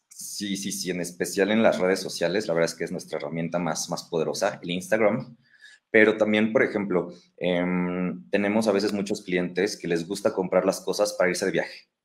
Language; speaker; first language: Spanish; native; Spanish